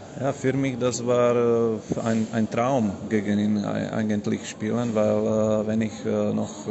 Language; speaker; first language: German; non-native, learner; Slovak